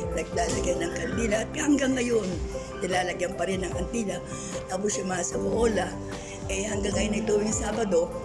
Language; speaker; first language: Filipino; native; Filipino